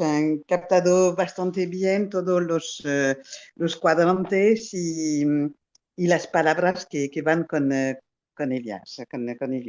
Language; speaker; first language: Spanish; non-native, fluent; French